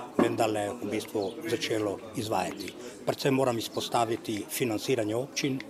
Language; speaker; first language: Slovenian; non-native, local second language; Romany